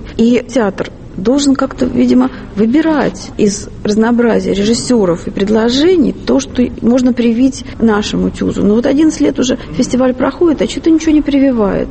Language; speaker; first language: Russian; native; Russian